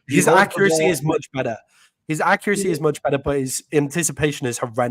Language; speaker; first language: English; native; English